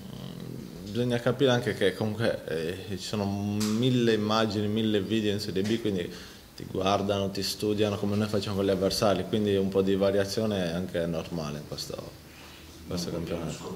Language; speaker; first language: Italian; native; Italian